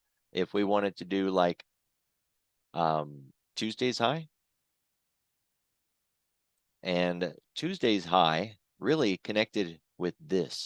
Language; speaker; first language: English; native; English